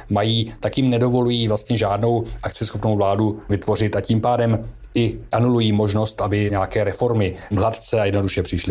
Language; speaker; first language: Czech; native; Czech